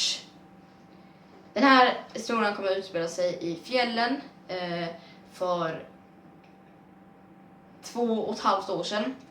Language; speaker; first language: Swedish; native; Swedish